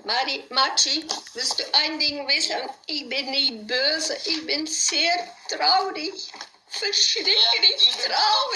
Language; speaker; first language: German; non-native, learner; Dutch